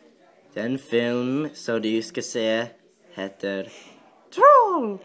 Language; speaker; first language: Swedish; non-native, learner; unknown